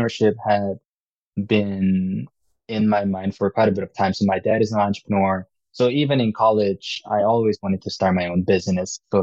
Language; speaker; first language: English; non-native, fluent; Korean